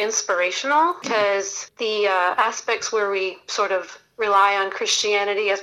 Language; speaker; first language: English; native; English